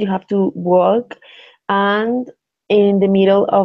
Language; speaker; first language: English; non-native, learner; Spanish